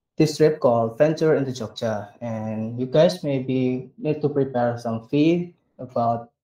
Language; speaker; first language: English; non-native, learner; Indonesian